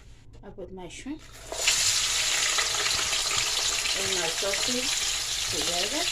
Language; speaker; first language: English; non-native, learner; Haitian Creole